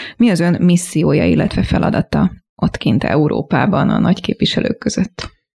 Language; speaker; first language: Hungarian; native; Hungarian